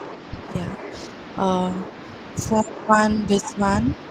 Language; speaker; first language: German; non-native, learner; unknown